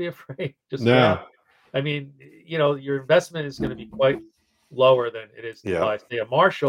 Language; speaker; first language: English; native; English